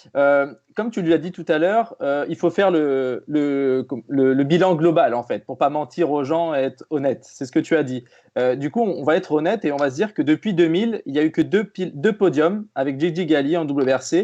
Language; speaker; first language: French; native; French